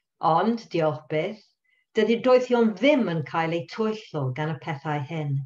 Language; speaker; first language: Welsh; non-native, local second language; English